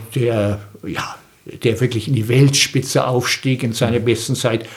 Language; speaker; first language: German; native; German